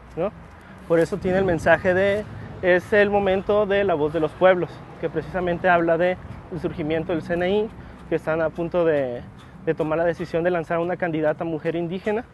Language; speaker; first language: Spanish; native; Spanish